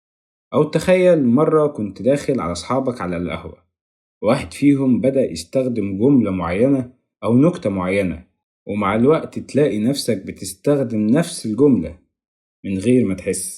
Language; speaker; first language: Arabic; native; Arabic